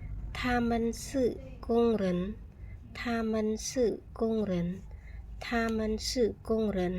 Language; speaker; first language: Chinese; non-native, fluent; Khmer